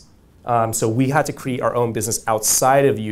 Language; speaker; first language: English; native; English